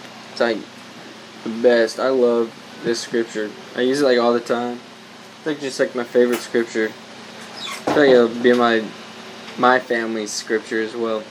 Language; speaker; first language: English; native; English